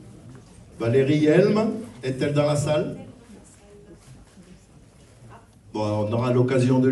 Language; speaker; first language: French; native; French